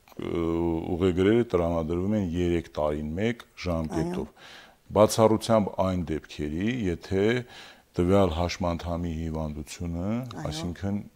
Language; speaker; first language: Armenian; native; Armenian